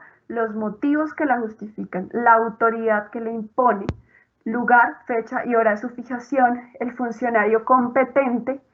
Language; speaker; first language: Spanish; native; Spanish